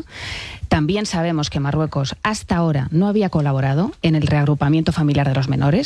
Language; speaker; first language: Spanish; native; Spanish